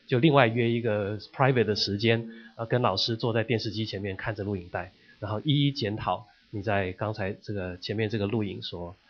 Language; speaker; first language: Chinese; native; Chinese